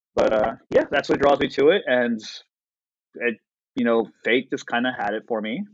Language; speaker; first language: English; early bilingual, other home language; Spanish